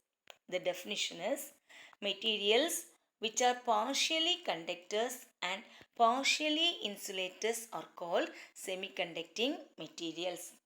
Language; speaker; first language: English; non-native, local second language; Tamil